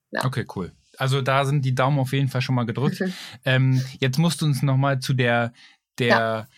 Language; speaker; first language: German; native; German